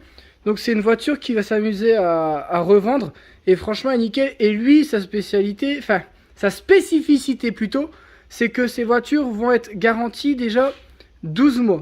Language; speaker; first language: French; native; French